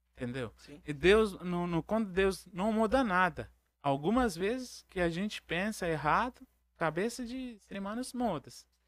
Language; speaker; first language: Portuguese; non-native, learner; Arabic